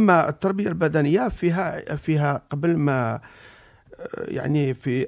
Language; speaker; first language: Arabic; native; Arabic